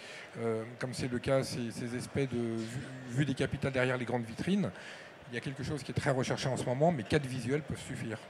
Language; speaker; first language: French; native; French